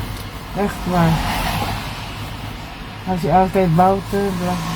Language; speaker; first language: Dutch; non-native, learner; Filipino